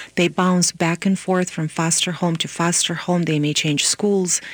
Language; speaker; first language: English; non-native, fluent; Romanian